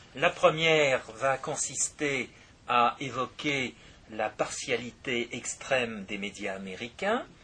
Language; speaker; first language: French; native; French